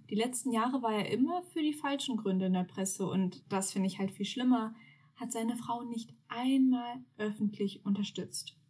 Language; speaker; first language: German; early bilingual, other home language; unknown